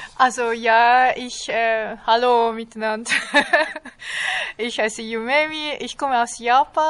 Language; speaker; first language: German; non-native, fluent; Japanese